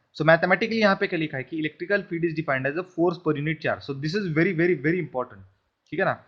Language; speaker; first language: Hindi; non-native, local second language; Marathi